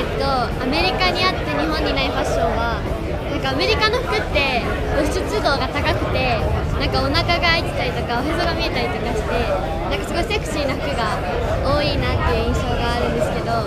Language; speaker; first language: Japanese; native; Japanese